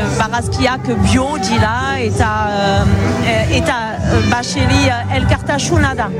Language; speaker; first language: Basque; non-native, local second language; French